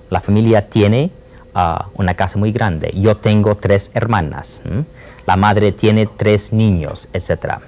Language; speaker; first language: Spanish; non-native, fluent; English